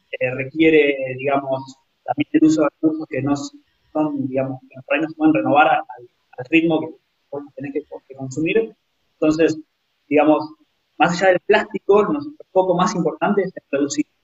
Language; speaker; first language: Spanish; native; Spanish